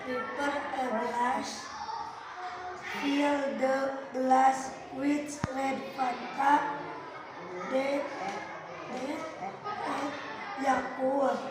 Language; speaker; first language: English; non-native, learner; Indonesian